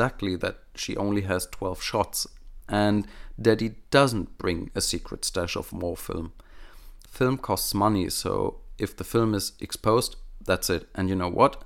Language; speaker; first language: English; non-native, fluent; German